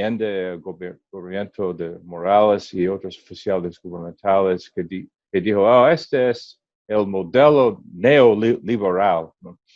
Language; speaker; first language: Spanish; non-native, learner; English